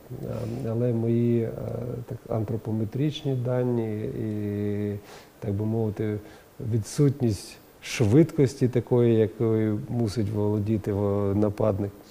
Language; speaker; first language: Ukrainian; non-native, local second language; Russian